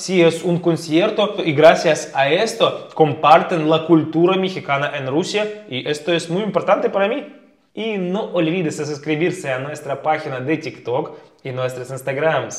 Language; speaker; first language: Spanish; non-native, fluent; Russian